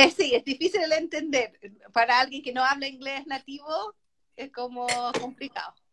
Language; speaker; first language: Spanish; non-native, fluent; English